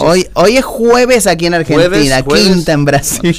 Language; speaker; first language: Portuguese; non-native, learner; Spanish